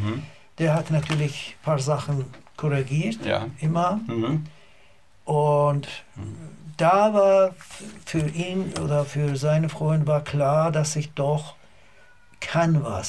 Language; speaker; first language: German; non-native, learner; Azerbaijani